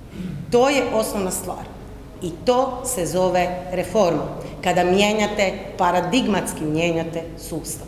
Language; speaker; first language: Croatian; native; Croatian